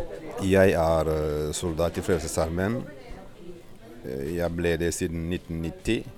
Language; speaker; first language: Swedish; non-native, fluent; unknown